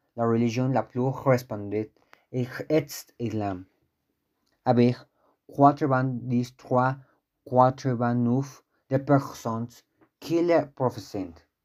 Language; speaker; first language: French; non-native, learner; Spanish